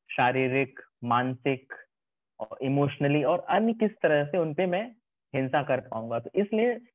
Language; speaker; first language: Hindi; native; Hindi